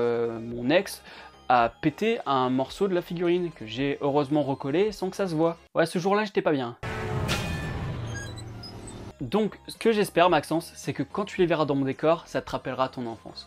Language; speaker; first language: French; native; French